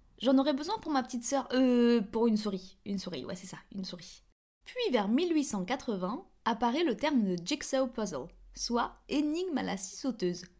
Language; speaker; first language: French; native; French